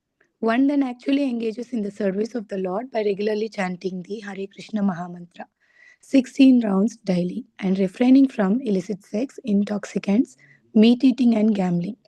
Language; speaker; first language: English; non-native, fluent; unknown